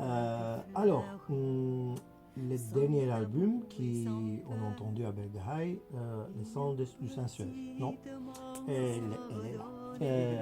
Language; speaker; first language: French; non-native, fluent; Armenian